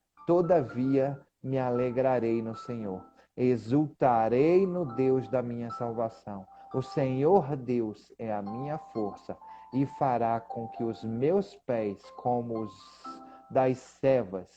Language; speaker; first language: Portuguese; native; Portuguese